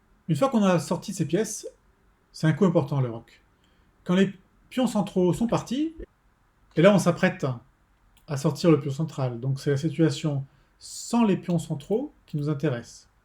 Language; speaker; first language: French; native; French